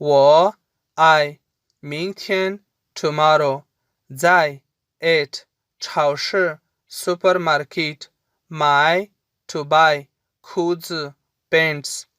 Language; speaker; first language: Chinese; non-native, fluent; Urdu